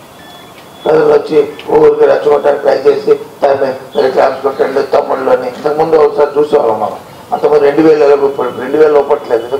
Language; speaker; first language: Telugu; native; Telugu